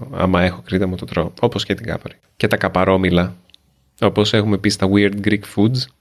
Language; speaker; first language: Greek; native; Greek